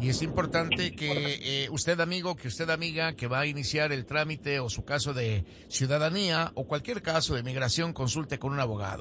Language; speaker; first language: Spanish; native; Spanish